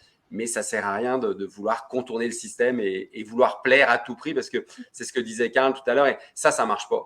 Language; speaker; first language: French; native; French